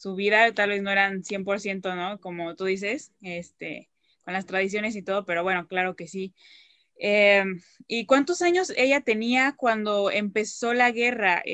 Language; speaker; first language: Spanish; native; Spanish